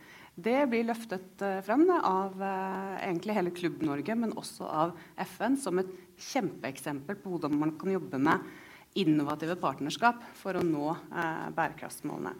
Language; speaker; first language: Norwegian; native; Norwegian